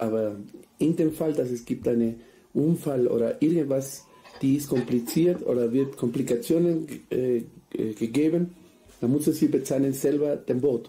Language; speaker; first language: German; non-native, fluent; Spanish